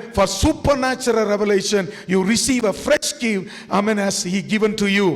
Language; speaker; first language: English; non-native, local second language; Tamil